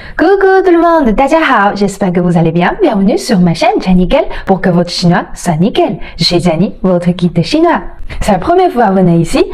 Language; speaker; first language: French; non-native, fluent; Chinese